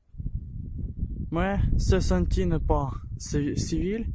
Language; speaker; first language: French; non-native, learner; Ukrainian